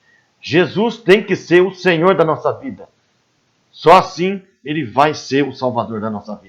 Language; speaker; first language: Portuguese; native; Portuguese